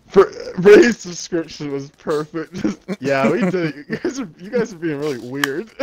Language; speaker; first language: English; native; English